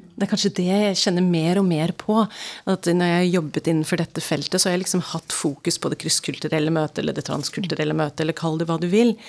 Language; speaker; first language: Norwegian; early bilingual, other home language; English